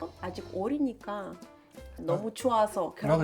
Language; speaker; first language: Korean; non-native, fluent; Ukrainian